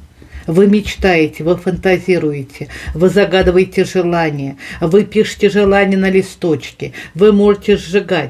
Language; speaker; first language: Russian; native; Russian